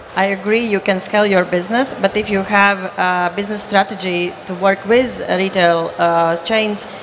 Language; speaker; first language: English; non-native, fluent; Latvian